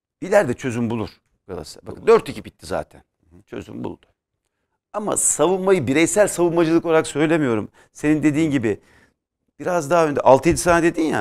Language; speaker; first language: Turkish; native; Turkish